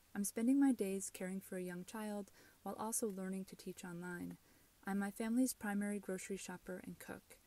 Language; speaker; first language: English; native; English